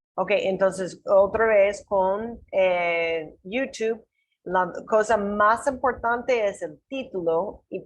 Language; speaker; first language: Spanish; non-native, learner; English